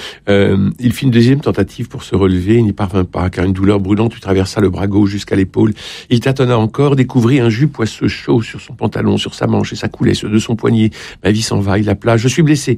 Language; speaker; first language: French; native; French